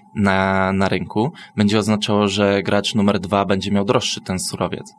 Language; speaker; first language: Polish; native; Polish